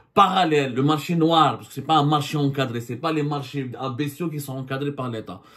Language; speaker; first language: French; non-native, local second language; Arabic